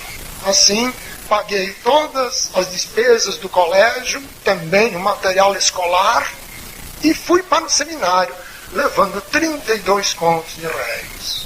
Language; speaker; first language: Portuguese; native; Portuguese